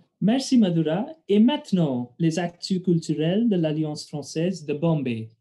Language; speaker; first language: French; non-native, fluent; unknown